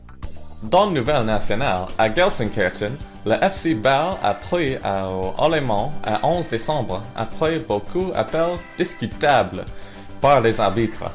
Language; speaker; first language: French; non-native, learner; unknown